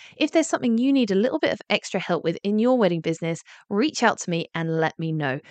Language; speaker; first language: English; native; English